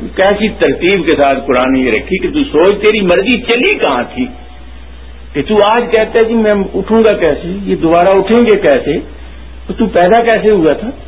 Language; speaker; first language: Urdu; non-native, local second language; Punjabi